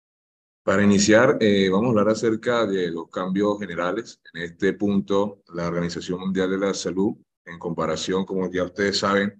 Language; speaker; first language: Spanish; native; Spanish